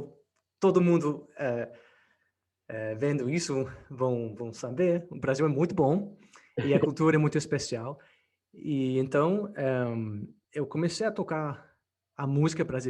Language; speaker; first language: Portuguese; non-native, fluent; English